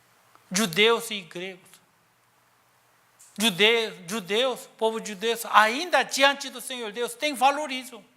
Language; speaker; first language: Portuguese; non-native, learner; Korean